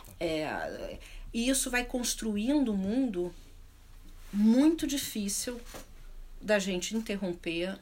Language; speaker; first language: Portuguese; native; Portuguese